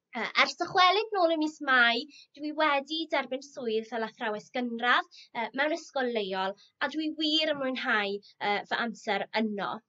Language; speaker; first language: Welsh; native; Welsh